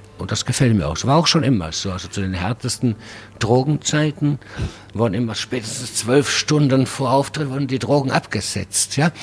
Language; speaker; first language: German; early bilingual, other home language; Spanish